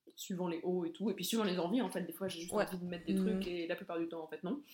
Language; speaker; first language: French; native; French